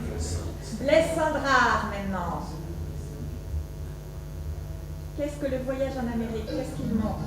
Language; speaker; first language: French; non-native, fluent; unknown